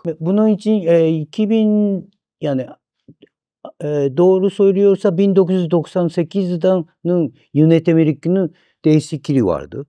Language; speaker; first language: Turkish; non-native, fluent; Japanese